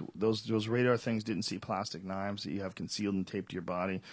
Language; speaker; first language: English; early bilingual, other home language; Italian